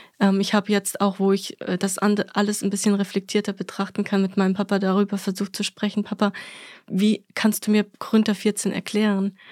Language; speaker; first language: German; early bilingual, other home language; Russian